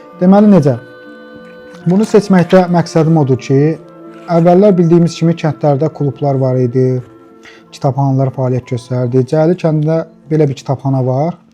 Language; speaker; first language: Azerbaijani; native; Azerbaijani